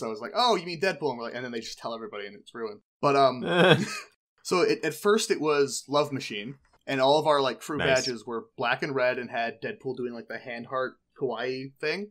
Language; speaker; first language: English; native; English